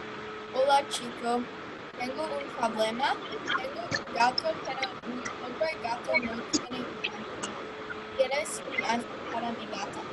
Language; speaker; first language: Spanish; non-native, learner; English